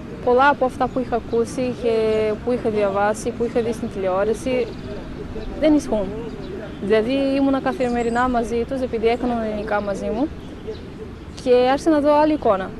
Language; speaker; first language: Greek; non-native, learner; Portuguese